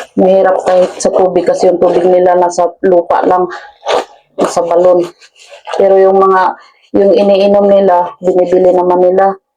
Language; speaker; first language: Filipino; non-native, local second language; Cebuano